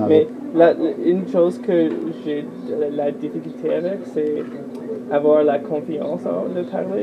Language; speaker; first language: French; early bilingual, other home language; English